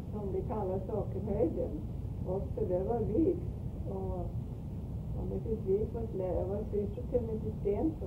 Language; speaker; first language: Swedish; early bilingual, heritage; Swedish